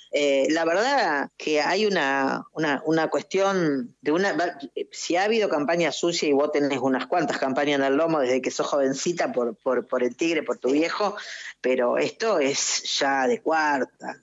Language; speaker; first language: Spanish; native; Spanish